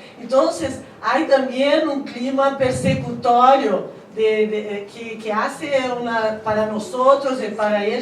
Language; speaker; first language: Spanish; non-native, fluent; Portuguese